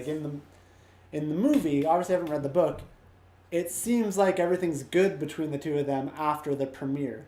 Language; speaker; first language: English; native; English